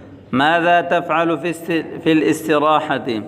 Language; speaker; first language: Arabic; non-native, fluent; Urdu